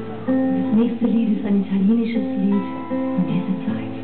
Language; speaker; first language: German; non-native, fluent; English